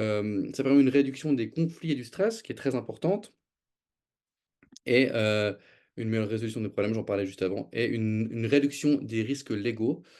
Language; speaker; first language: French; native; French